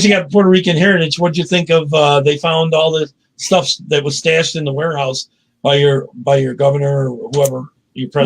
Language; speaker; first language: English; native; English